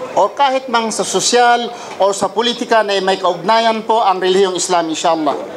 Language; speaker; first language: Filipino; non-native, local second language; Cebuano